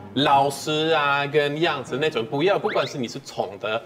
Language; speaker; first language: Chinese; non-native, fluent; Swedish